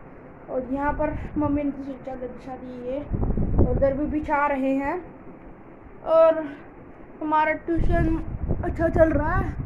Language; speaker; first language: Hindi; native; Hindi